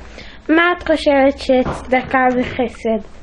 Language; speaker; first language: Hebrew; early bilingual, other home language; English